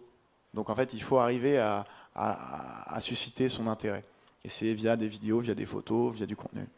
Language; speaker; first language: French; native; French